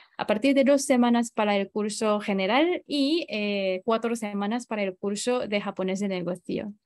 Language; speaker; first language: Spanish; non-native, fluent; Japanese